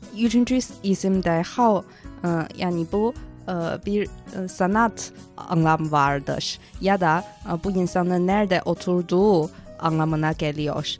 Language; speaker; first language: Turkish; non-native, fluent; Chinese